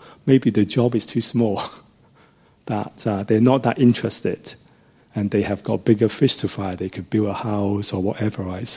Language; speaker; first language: English; non-native, local second language; Cantonese